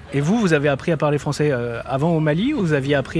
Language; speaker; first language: French; native; French